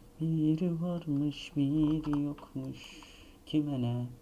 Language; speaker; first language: Turkish; native; Turkish